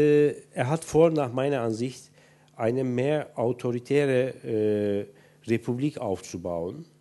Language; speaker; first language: German; non-native, fluent; Turkish